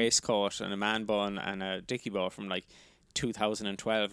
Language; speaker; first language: English; native; English